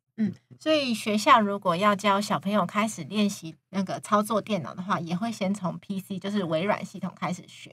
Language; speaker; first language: Chinese; native; Chinese